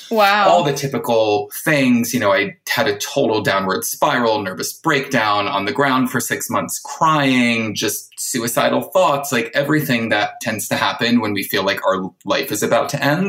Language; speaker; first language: English; native; English